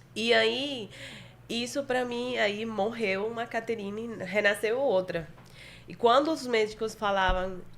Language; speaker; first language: Portuguese; non-native, fluent; Spanish